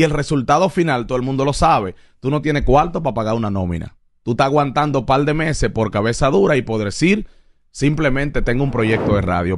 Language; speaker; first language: Spanish; native; Spanish